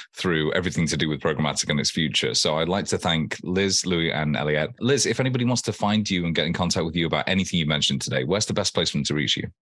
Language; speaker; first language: English; native; English